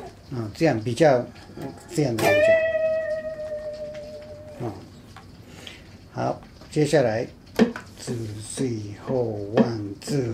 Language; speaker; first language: Chinese; non-native, fluent; Japanese